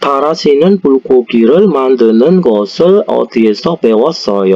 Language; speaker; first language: Korean; non-native, fluent; Indonesian